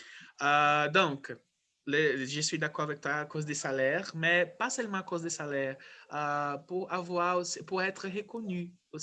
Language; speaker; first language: French; non-native, fluent; Portuguese